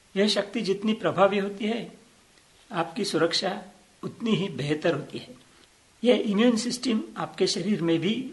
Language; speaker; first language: Hindi; non-native, local second language; Marathi